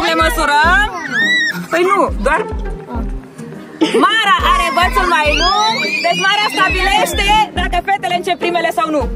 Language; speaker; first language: Romanian; native; Romanian